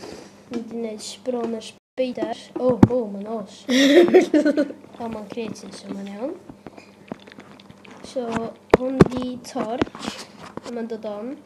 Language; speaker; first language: Welsh; native; Welsh